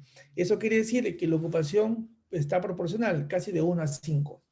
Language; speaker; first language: Spanish; native; Spanish